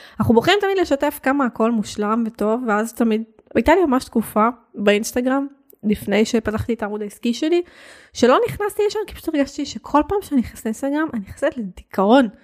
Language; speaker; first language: Hebrew; native; Hebrew